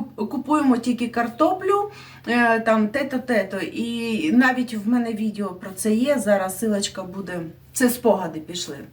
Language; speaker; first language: Ukrainian; native; Ukrainian